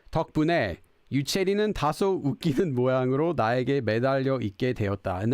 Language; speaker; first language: Korean; non-native, fluent; English